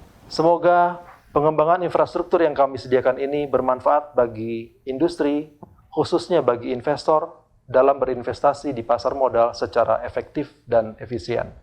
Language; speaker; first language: Indonesian; native; Indonesian